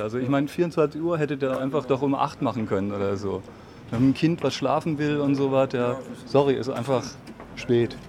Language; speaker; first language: German; native; German